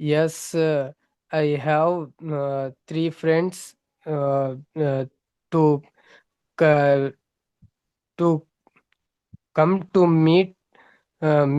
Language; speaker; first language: English; non-native, learner; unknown